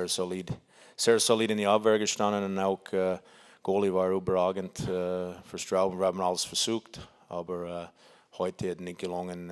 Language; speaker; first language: German; non-native, fluent; English